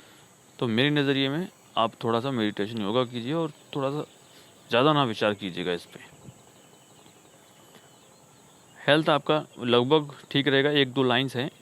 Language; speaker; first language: Hindi; native; Hindi